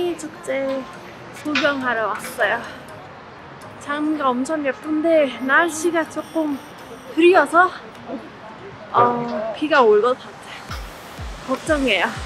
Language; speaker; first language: Korean; non-native, fluent; Persian